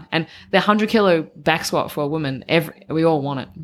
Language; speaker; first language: English; native; English